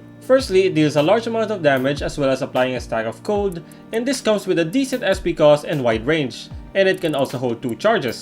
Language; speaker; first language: English; native; English